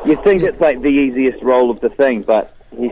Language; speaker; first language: English; native; English